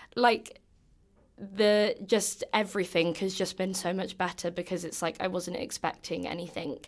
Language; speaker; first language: English; native; English